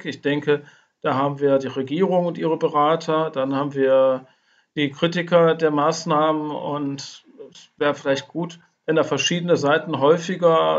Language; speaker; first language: German; native; German